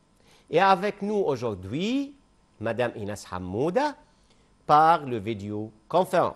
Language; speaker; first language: French; non-native, local second language; Arabic